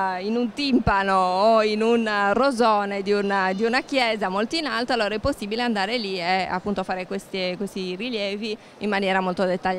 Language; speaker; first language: Italian; native; Italian